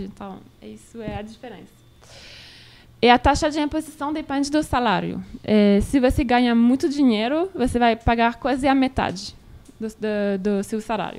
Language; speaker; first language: Portuguese; non-native, learner; French